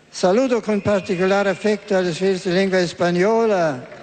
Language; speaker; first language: Italian; non-native, fluent; German